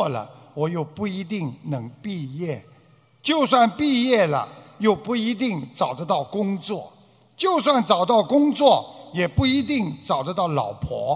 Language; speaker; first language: Chinese; native; Chinese